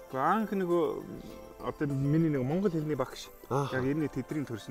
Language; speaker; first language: Mongolian; non-native, fluent; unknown